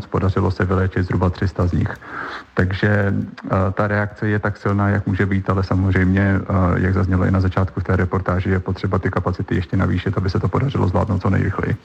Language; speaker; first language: Czech; native; Czech